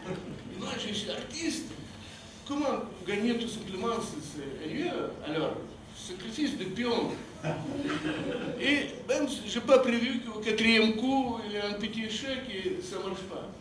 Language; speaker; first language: French; non-native, fluent; Russian